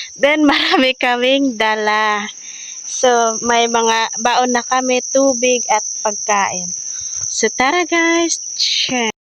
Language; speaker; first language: Filipino; non-native, local second language; Cebuano